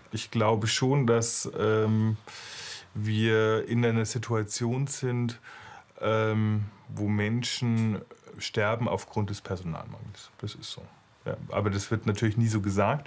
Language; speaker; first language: German; native; German